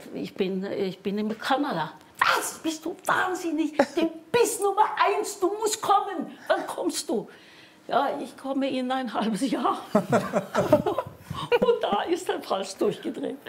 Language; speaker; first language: German; non-native, fluent; Norwegian